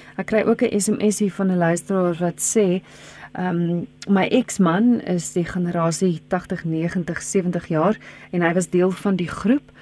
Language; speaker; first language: Afrikaans; native; Afrikaans